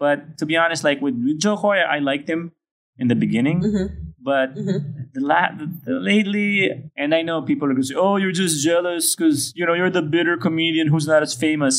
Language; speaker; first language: English; non-native, local second language; Filipino